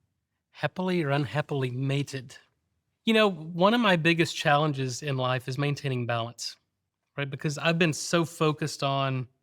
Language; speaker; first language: English; native; English